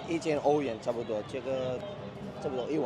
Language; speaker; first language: Chinese; non-native, learner; Spanish